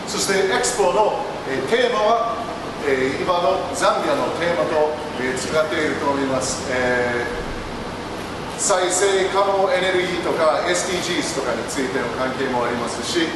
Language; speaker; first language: Japanese; non-native, learner; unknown